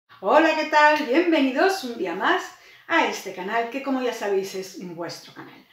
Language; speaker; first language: Spanish; native; Spanish